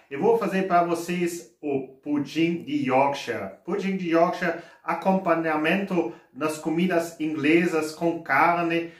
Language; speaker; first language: Portuguese; non-native, learner; German